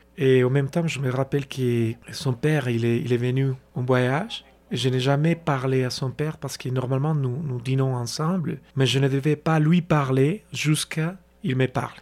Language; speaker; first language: French; non-native, fluent; Spanish